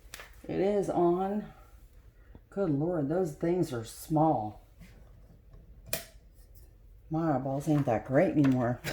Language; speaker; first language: English; native; English